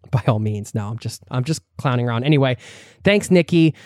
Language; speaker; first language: English; native; English